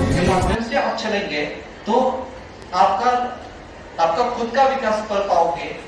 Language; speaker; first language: Hindi; non-native, local second language; Marathi